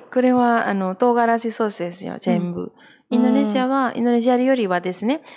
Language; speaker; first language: Japanese; non-native, fluent; Indonesian